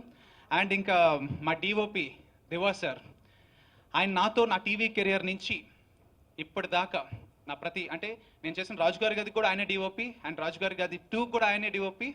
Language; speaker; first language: Telugu; native; Telugu